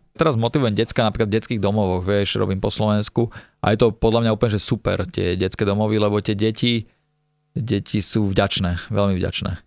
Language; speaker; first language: Slovak; native; Slovak